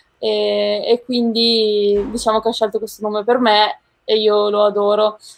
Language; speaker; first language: Italian; native; Italian